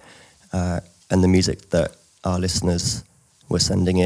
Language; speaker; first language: English; native; English